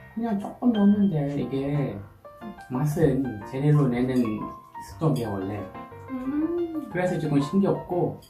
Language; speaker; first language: Korean; non-native, fluent; Malay